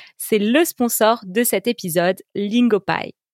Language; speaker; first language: French; native; French